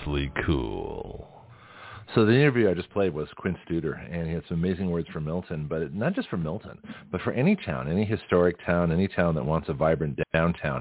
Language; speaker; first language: English; native; English